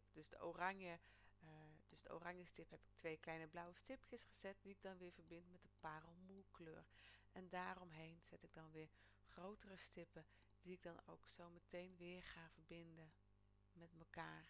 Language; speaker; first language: Dutch; native; Dutch